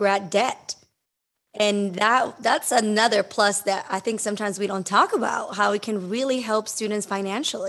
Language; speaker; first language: English; early bilingual, other home language; Spanish